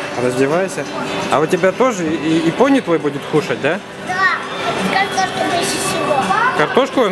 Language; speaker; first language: Russian; native; Russian